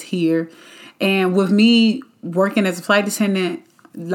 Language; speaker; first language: English; native; English